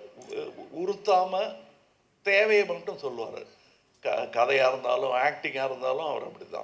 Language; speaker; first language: Tamil; native; Tamil